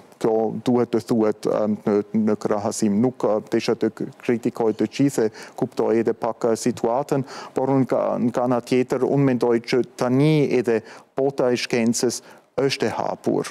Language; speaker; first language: Albanian; non-native, fluent; German